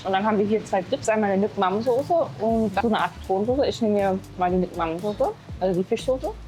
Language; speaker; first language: German; native; German